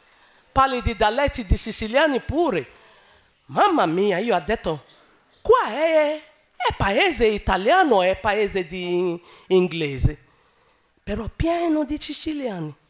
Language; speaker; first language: Italian; non-native, learner; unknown